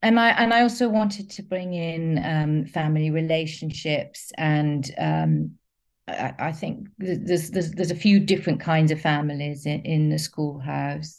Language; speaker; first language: English; native; English